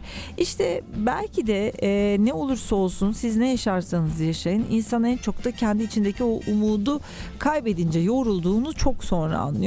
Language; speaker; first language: Turkish; native; Turkish